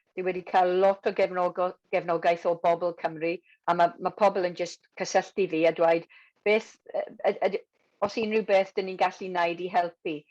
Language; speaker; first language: Welsh; non-native, local second language; English